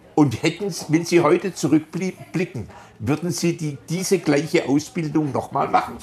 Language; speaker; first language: German; native; German